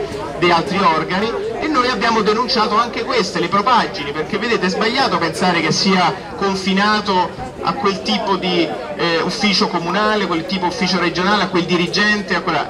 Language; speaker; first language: Italian; native; Italian